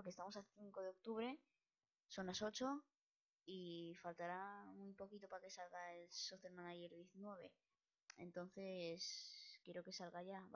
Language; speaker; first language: Spanish; native; Spanish